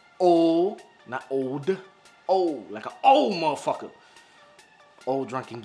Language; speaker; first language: English; native; English